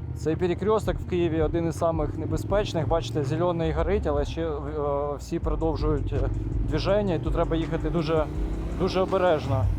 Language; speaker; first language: Ukrainian; non-native, local second language; Russian